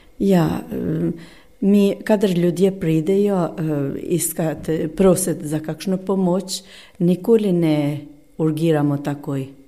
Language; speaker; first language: Slovenian; non-native, fluent; Albanian